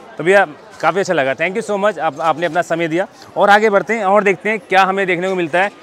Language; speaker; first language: Hindi; native; Hindi